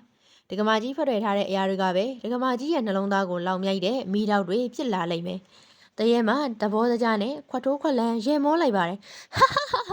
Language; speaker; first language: Burmese; native; Burmese